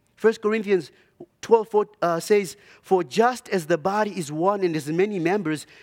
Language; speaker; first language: English; non-native, local second language; Shona